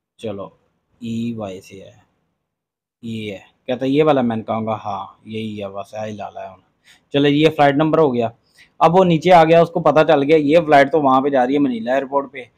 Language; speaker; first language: Urdu; non-native, local second language; Punjabi